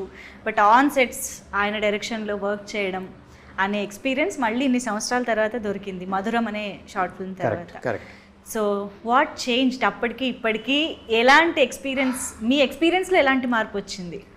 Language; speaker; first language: Telugu; native; Telugu